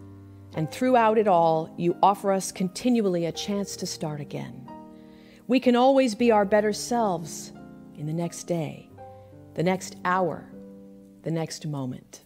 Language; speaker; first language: English; native; English